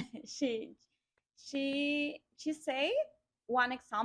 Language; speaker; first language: English; non-native, learner; Spanish